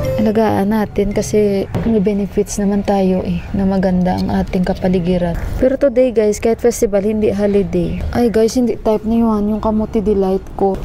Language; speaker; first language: Filipino; native; Filipino